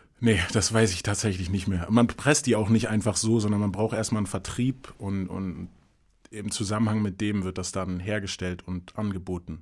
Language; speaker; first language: German; early bilingual, other home language; English